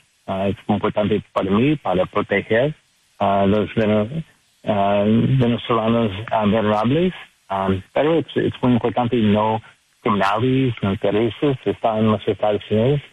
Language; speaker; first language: Spanish; non-native, learner; English